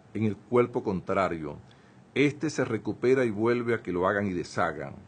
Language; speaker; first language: Spanish; native; Spanish